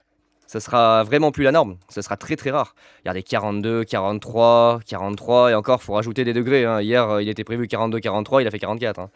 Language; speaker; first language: French; native; French